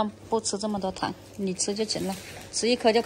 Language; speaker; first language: Chinese; native; Chinese